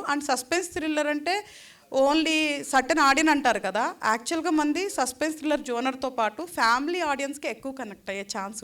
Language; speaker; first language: Telugu; native; Telugu